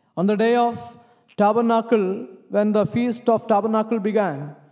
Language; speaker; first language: English; non-native, local second language; Malayalam